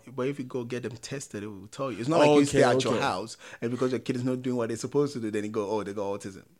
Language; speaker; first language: English; non-native, local second language; Akan